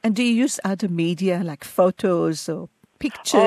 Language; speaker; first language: English; non-native, fluent; Hebrew